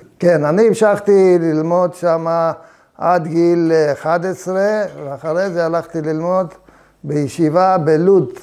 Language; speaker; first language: Hebrew; early bilingual, other home language; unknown